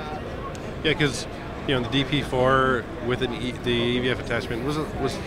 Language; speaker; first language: English; native; English